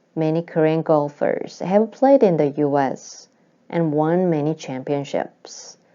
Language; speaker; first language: English; non-native, fluent; Korean